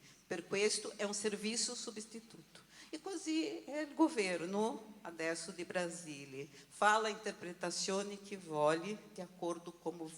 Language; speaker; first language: Italian; non-native, learner; Portuguese